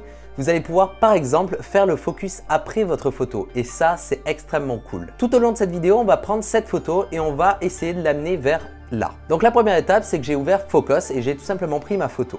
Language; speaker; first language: French; native; French